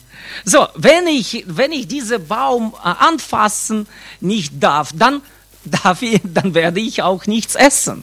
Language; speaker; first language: German; non-native, fluent; Russian